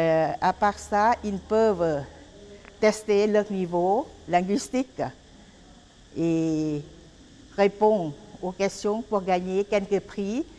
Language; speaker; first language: French; non-native, fluent; Lao